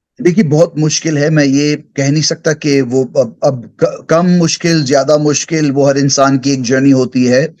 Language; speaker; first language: Hindi; early bilingual, heritage; Hindi